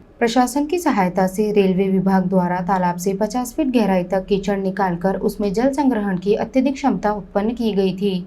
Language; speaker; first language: Hindi; non-native, local second language; Marathi